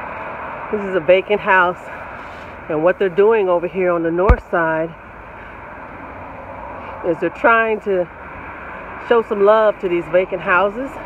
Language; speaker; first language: English; native; English